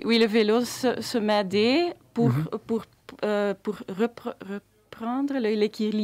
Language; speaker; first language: French; non-native, local second language; Dutch